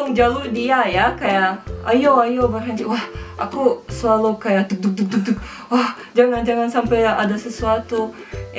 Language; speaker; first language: Indonesian; non-native, fluent; Russian